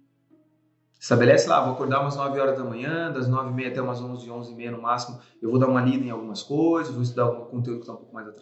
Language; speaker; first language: Portuguese; native; Portuguese